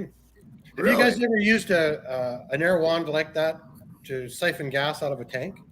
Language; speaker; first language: English; native; English